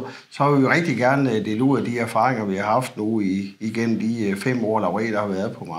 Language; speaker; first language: Danish; native; Danish